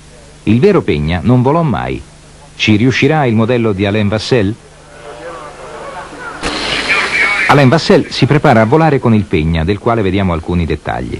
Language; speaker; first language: Italian; native; Italian